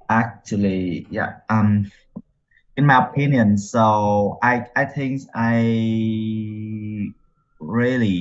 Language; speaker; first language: English; non-native, learner; Vietnamese